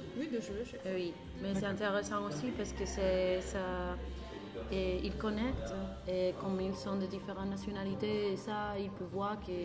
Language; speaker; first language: French; non-native, learner; Spanish